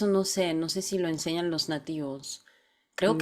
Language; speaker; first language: Spanish; non-native, fluent; Bulgarian